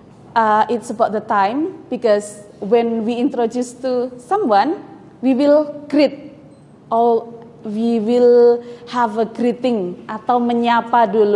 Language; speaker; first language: English; non-native, fluent; Indonesian